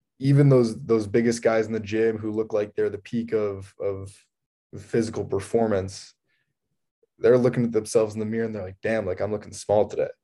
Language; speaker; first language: English; native; English